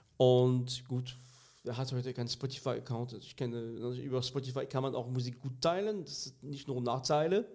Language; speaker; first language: German; non-native, fluent; French